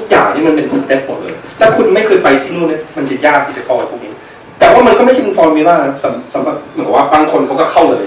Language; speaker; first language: Thai; early bilingual, heritage; Thai